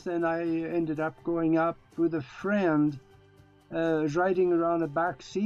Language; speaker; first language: English; non-native, fluent; Norwegian